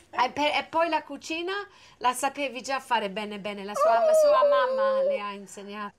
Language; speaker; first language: Italian; early bilingual, other home language; English